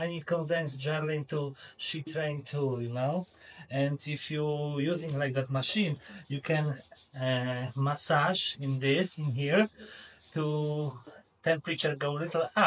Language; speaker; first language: English; non-native, learner; Polish